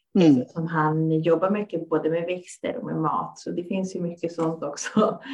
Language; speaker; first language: Swedish; native; Swedish